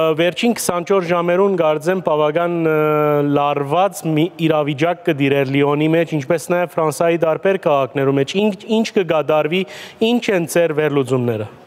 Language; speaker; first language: Armenian; early bilingual, heritage; Armenian